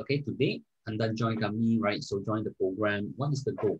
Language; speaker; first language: English; non-native, local second language; Malay